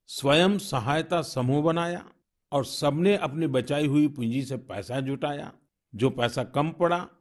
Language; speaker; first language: Hindi; non-native, local second language; Gujarati